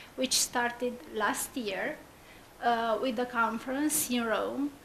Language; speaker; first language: English; non-native, fluent; Romanian